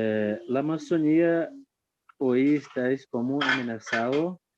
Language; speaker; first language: Spanish; non-native, fluent; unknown